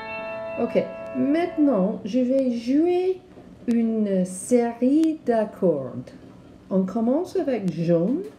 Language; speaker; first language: French; non-native, learner; English